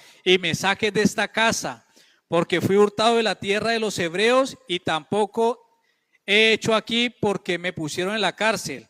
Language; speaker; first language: Spanish; native; Spanish